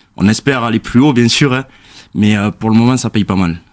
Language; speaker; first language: French; native; French